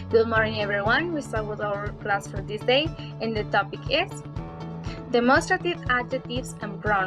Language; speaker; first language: English; non-native, fluent; Spanish